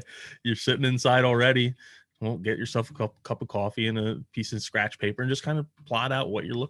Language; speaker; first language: English; native; English